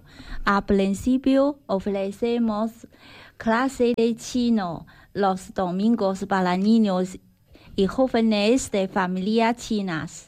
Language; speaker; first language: Spanish; non-native, learner; Chinese